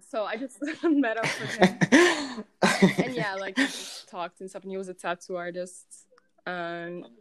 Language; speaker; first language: English; non-native, fluent; Arabic